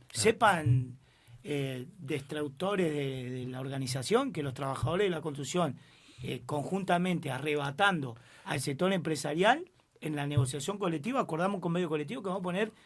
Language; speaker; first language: Spanish; native; Spanish